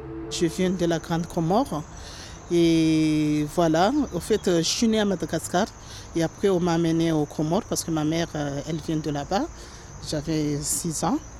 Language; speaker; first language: French; non-native, local second language; Ngazidja Comorian